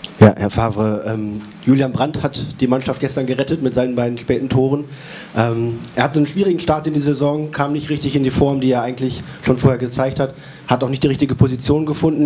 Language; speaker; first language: German; native; German